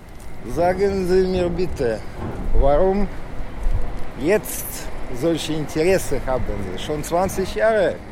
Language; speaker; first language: German; non-native, learner; Russian